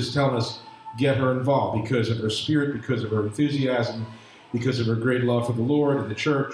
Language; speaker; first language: English; native; English